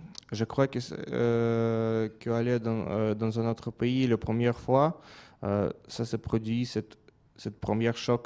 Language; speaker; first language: French; non-native, fluent; Russian